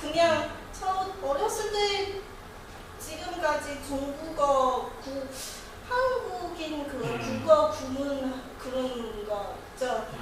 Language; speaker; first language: Korean; non-native, learner; Chinese